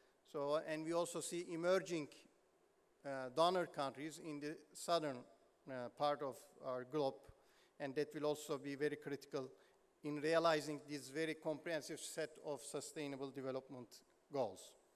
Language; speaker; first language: English; non-native, fluent; Turkish